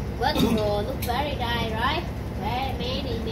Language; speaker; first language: English; non-native, learner; Vietnamese